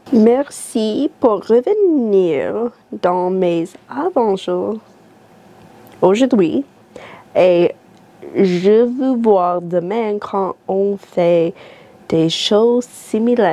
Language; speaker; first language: French; non-native, learner; English